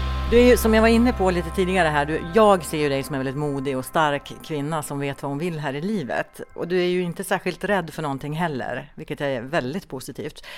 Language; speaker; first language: Swedish; native; Swedish